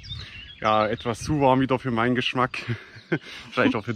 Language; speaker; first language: German; native; German